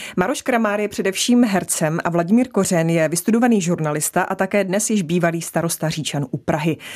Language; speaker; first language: Czech; native; Czech